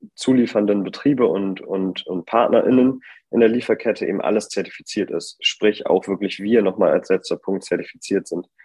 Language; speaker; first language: German; native; German